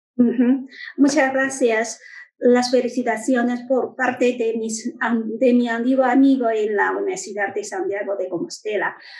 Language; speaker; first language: Spanish; non-native, fluent; Chinese